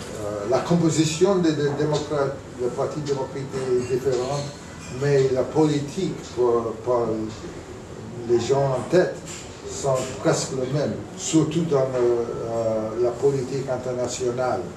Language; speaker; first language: French; non-native, fluent; English